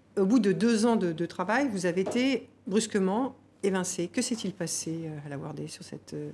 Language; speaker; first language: French; native; French